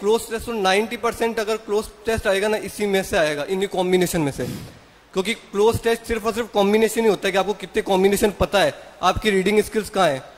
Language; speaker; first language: Hindi; native; Hindi